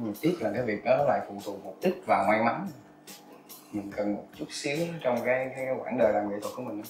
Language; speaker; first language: Vietnamese; native; Vietnamese